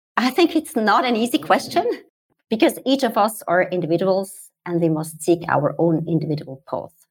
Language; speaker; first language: English; non-native, fluent; German